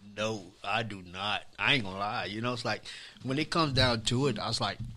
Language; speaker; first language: English; native; English